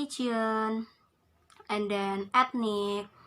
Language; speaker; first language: English; non-native, learner; Indonesian